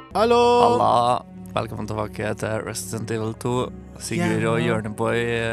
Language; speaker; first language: Norwegian; native; Norwegian